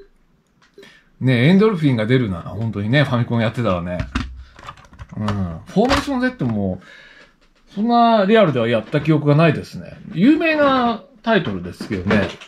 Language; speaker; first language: Japanese; native; Japanese